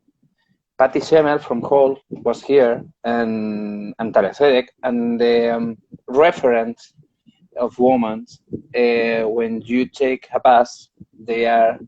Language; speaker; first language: English; non-native, learner; Spanish